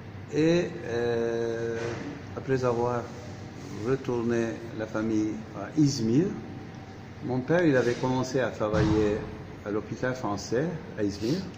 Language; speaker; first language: French; non-native, fluent; Turkish